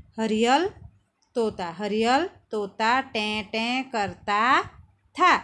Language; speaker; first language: Hindi; non-native, local second language; Gujarati